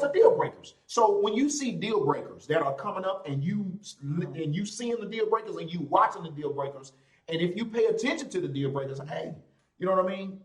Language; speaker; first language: English; native; English